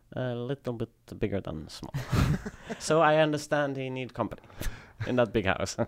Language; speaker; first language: English; non-native, fluent; Swedish